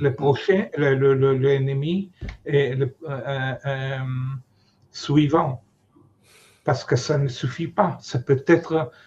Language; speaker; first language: French; non-native, fluent; Hebrew